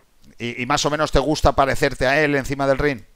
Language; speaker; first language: Spanish; native; Spanish